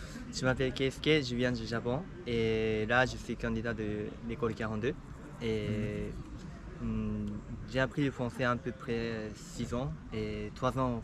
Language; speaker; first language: French; non-native, fluent; Japanese